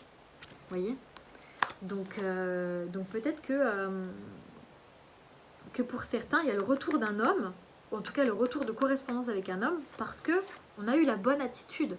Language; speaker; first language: French; native; French